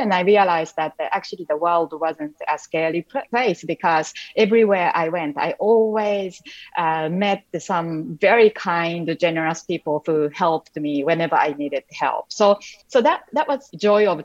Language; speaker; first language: English; non-native, fluent; Japanese